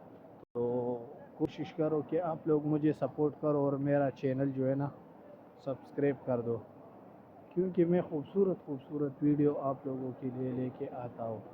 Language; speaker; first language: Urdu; non-native, local second language; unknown